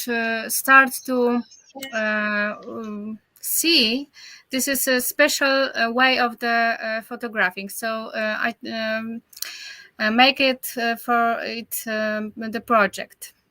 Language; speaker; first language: English; non-native, learner; Polish